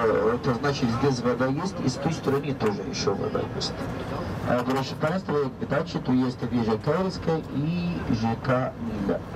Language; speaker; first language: Russian; non-native, learner; Arabic